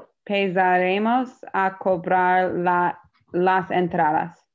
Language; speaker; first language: Spanish; non-native, learner; English